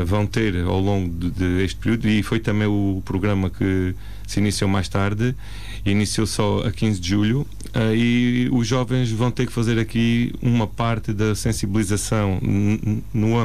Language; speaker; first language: Portuguese; native; Portuguese